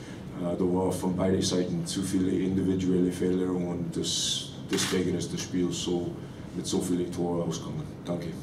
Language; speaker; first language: German; non-native, fluent; English